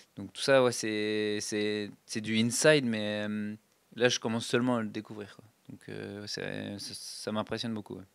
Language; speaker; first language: French; native; French